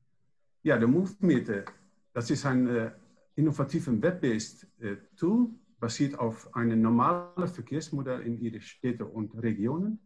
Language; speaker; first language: German; non-native, learner; Dutch